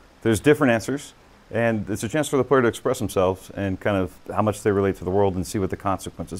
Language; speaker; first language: English; native; English